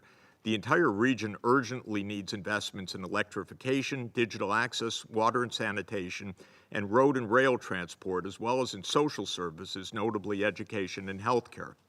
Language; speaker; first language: English; native; English